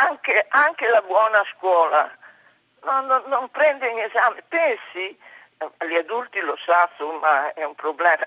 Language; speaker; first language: Italian; native; Italian